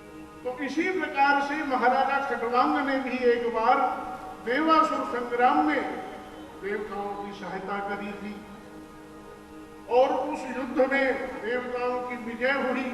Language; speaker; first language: Hindi; native; Hindi